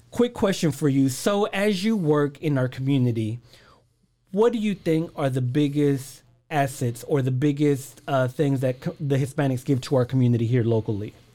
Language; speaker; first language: English; early bilingual, other home language; Spanish